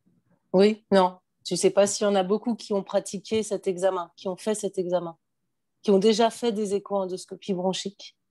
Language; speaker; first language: French; native; French